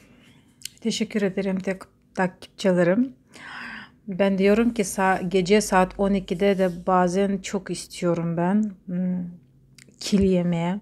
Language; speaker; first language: Turkish; non-native, learner; Russian